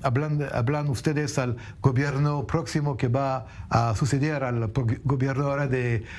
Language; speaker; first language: Spanish; non-native, fluent; French